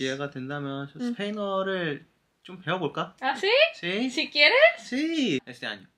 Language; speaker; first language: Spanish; non-native, learner; Korean